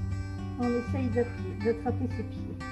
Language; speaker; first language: French; native; French